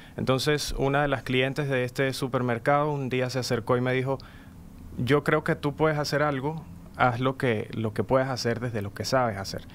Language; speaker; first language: Spanish; native; Spanish